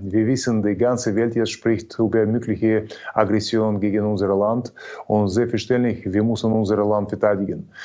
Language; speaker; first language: German; non-native, learner; Ukrainian